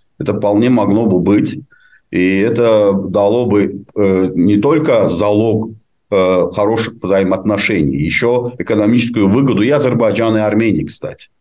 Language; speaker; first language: Russian; non-native, local second language; Azerbaijani